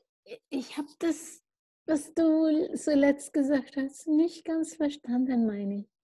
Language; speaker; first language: German; non-native, learner; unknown